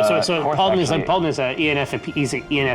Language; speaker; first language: English; native; English